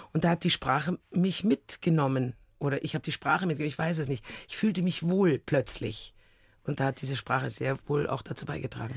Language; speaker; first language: German; native; German